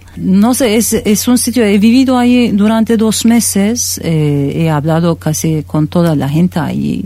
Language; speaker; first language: Spanish; non-native, fluent; Turkish